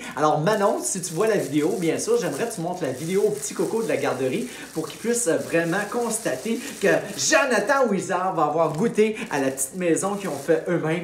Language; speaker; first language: French; native; French